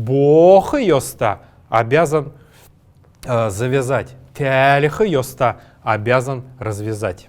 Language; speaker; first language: Russian; native; Russian